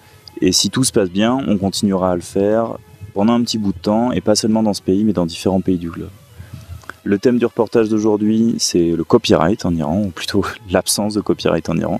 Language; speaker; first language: French; native; French